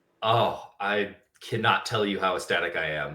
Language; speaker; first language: English; native; English